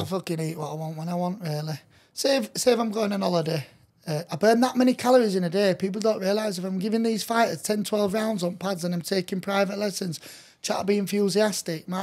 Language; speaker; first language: English; native; English